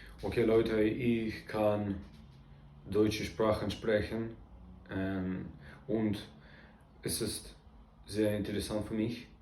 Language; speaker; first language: German; non-native, learner; Russian